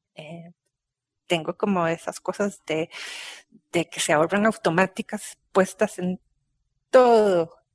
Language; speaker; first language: Spanish; native; Spanish